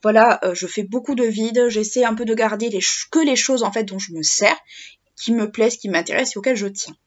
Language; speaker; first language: French; native; French